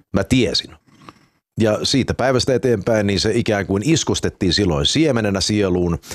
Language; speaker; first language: Finnish; early bilingual, heritage; Finnish